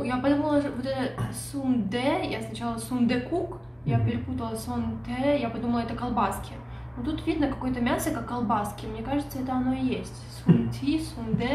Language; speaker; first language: Russian; native; Russian